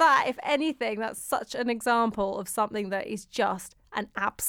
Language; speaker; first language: English; native; English